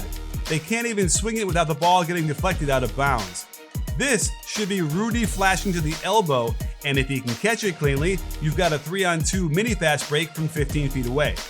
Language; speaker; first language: English; native; English